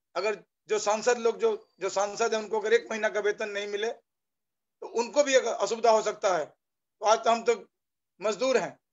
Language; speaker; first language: Hindi; non-native, local second language; Bangla